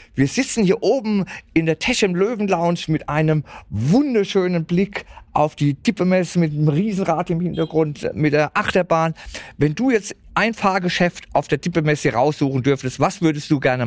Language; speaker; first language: German; native; German